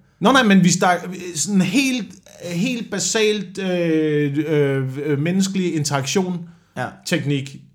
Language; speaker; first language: Danish; native; Danish